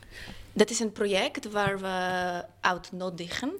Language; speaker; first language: Dutch; non-native, fluent; Polish